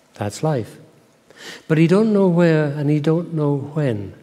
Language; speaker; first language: English; native; English